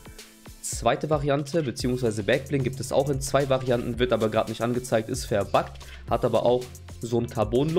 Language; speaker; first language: German; native; German